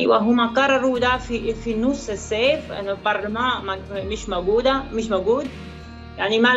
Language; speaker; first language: Arabic; non-native, fluent; Dutch